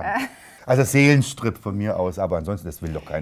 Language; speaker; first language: German; native; German